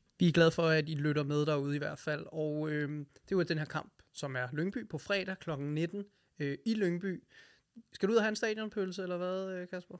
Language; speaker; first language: Danish; native; Danish